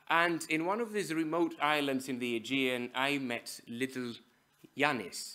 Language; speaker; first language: English; non-native, fluent; Greek